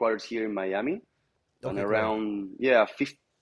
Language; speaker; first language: English; non-native, fluent; Spanish